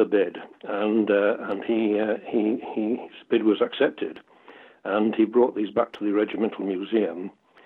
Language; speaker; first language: English; native; English